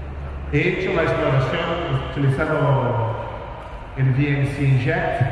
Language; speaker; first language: Spanish; non-native, fluent; Portuguese